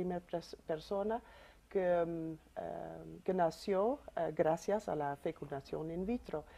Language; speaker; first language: Spanish; non-native, fluent; Dutch